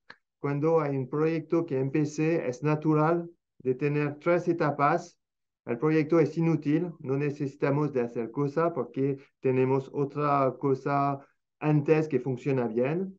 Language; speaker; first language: Spanish; non-native, fluent; French